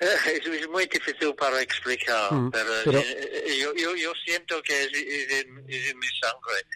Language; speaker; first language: Spanish; non-native, learner; English